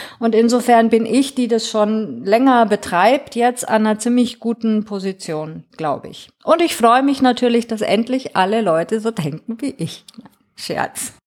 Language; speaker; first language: German; non-native, fluent; Greek